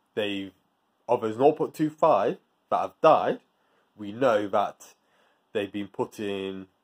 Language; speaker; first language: English; native; English